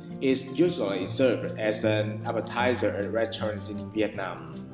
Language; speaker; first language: English; non-native, fluent; Vietnamese